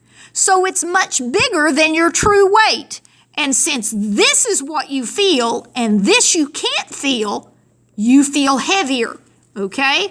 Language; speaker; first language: English; native; English